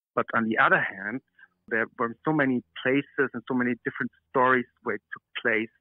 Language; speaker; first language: English; non-native, fluent; German